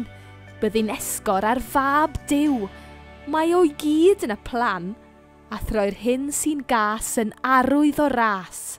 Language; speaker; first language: Welsh; native; Welsh